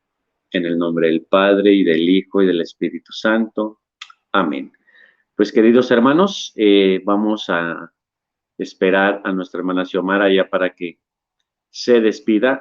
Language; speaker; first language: Spanish; native; Spanish